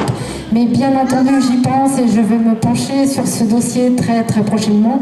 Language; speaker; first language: French; native; French